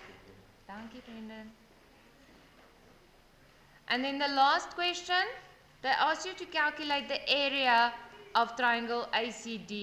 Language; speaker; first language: English; non-native, local second language; Afrikaans